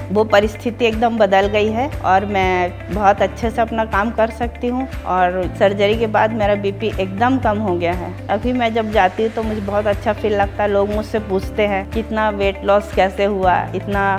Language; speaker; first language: Hindi; native; Hindi